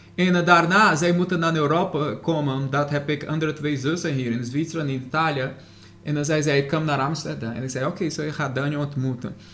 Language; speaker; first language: Dutch; non-native, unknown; Portuguese